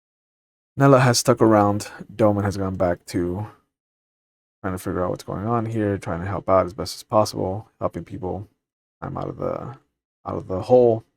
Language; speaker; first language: English; native; English